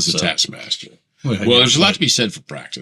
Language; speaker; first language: English; native; English